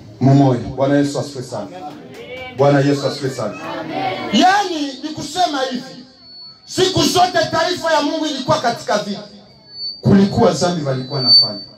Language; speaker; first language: Swahili; native; Swahili